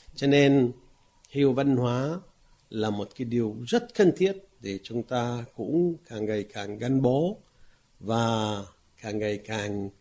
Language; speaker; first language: Vietnamese; non-native, fluent; Arabic